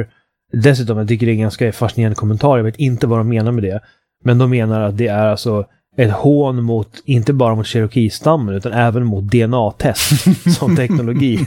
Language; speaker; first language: Swedish; native; Swedish